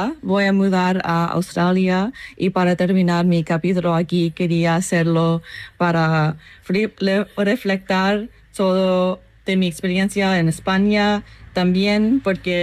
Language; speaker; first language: Spanish; non-native, learner; English